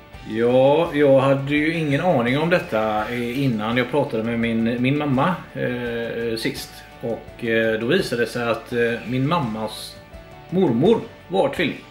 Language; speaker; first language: Swedish; native; Swedish